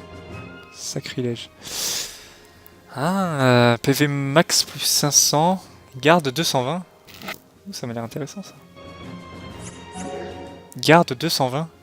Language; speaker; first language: French; native; French